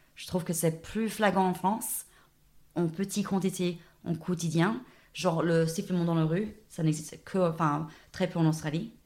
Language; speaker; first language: French; non-native, fluent; English